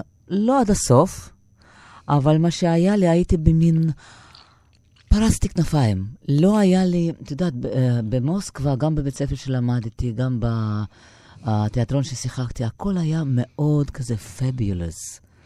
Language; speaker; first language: Hebrew; non-native, fluent; Russian